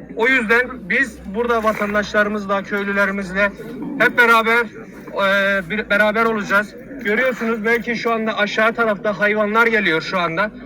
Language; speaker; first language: Turkish; native; Turkish